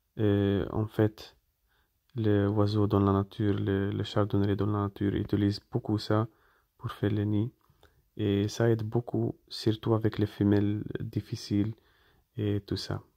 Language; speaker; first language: French; non-native, fluent; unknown